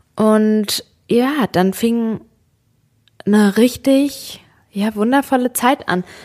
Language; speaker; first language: German; early bilingual, other home language; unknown